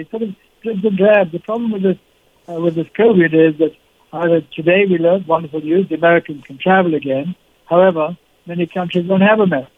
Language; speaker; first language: English; native; English